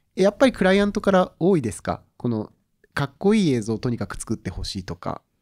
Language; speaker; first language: Japanese; native; Japanese